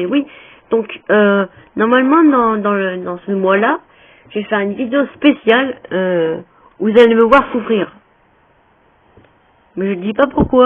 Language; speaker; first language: French; native; French